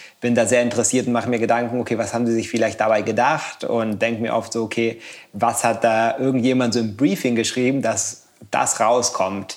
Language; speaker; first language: German; non-native, fluent; Spanish